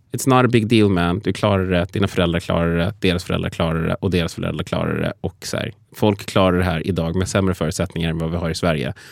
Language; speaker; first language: Swedish; native; Swedish